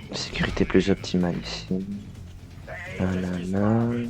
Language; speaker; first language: French; native; French